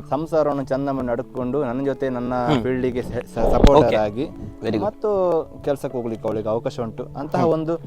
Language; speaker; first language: Kannada; non-native, local second language; Konkani